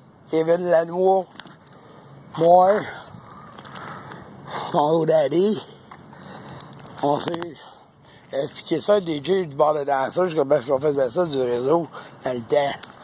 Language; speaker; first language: French; native; French